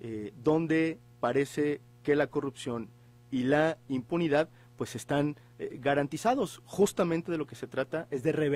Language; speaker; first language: Spanish; native; Spanish